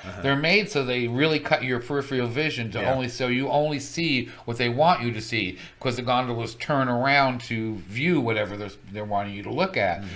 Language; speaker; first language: English; native; English